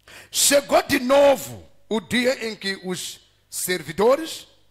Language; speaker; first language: Portuguese; non-native, local second language; Tsonga